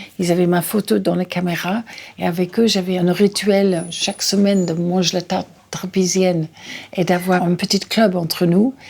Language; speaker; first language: French; non-native, fluent; English